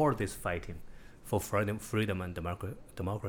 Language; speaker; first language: English; non-native, fluent; Chinese